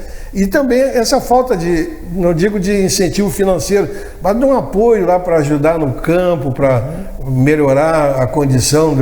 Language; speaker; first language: Portuguese; native; Portuguese